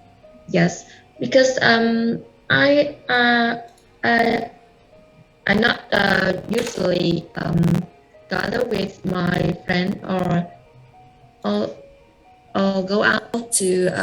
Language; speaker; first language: English; non-native, learner; Vietnamese